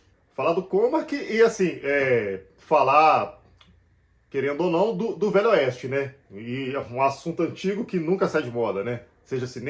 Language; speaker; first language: Portuguese; native; Portuguese